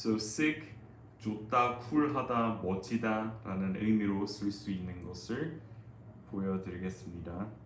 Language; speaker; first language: Korean; non-native, fluent; English